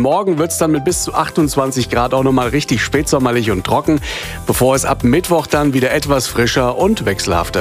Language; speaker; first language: German; native; German